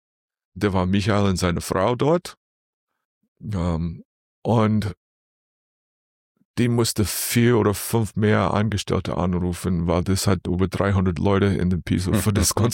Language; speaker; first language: German; non-native, learner; English